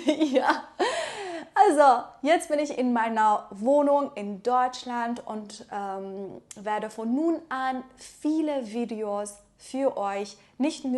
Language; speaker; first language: German; non-native, fluent; Persian